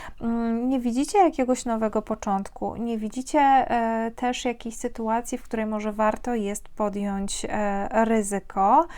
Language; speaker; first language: Polish; native; Polish